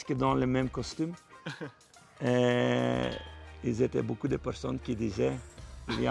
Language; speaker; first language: French; non-native, fluent; Dutch